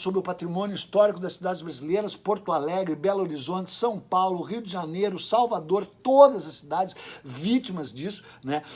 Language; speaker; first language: Portuguese; native; Portuguese